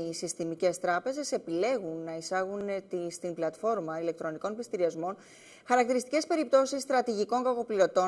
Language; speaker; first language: Greek; native; Greek